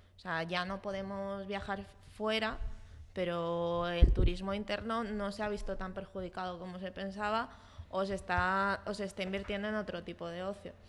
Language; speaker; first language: Spanish; native; Spanish